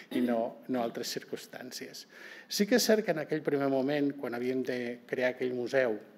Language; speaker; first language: Catalan; non-native, local second language; Occitan